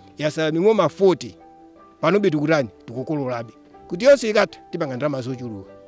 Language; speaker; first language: Nyanja; native; Nyanja